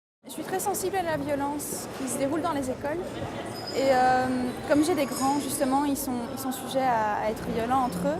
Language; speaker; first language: French; native; French